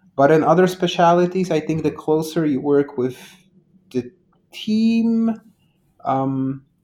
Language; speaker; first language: English; non-native, fluent; Polish